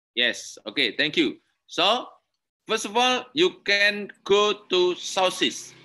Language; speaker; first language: English; non-native, learner; Indonesian